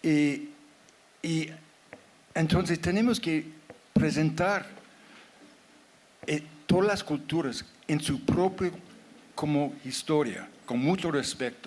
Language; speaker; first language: Spanish; non-native, fluent; English